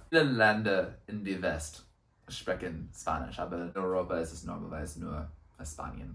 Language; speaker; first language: German; non-native, learner; English